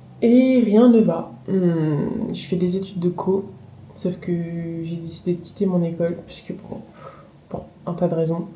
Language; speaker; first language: French; native; French